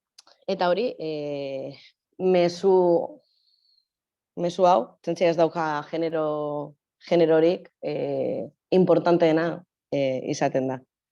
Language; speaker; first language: Basque; non-native, local second language; Spanish